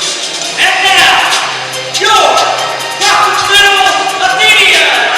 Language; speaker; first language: English; native; English